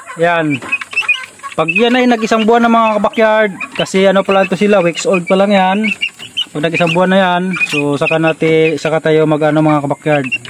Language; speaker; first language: Filipino; non-native, local second language; Cebuano